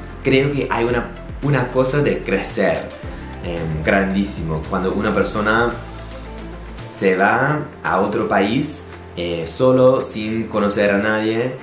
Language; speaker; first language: Spanish; non-native, fluent; English